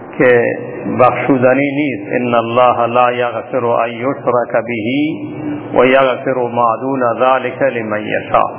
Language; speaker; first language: Persian; non-native, local second language; Baluchi